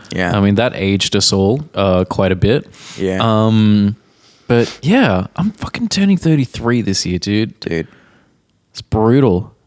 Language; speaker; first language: English; native; English